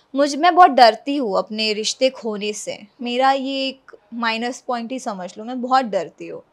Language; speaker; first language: Hindi; non-native, local second language; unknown